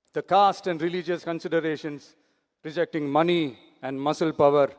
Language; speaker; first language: English; non-native, local second language; Tamil